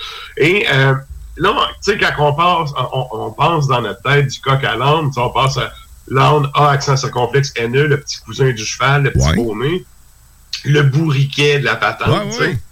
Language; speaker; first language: French; native; French